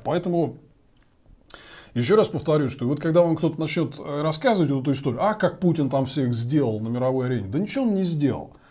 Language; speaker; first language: Russian; native; Russian